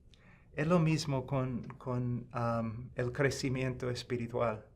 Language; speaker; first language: Spanish; non-native, fluent; English